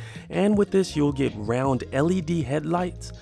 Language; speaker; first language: English; native; English